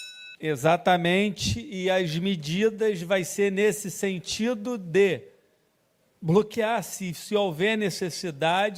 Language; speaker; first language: Portuguese; native; Portuguese